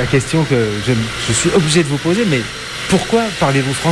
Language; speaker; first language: French; native; French